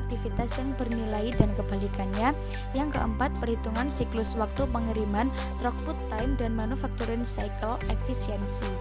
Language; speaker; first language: Indonesian; native; Indonesian